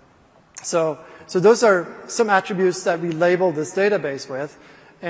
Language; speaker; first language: English; non-native, fluent; Swedish